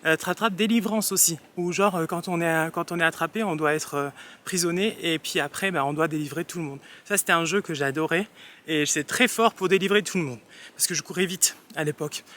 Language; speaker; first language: French; early bilingual, other home language; Réunion Creole French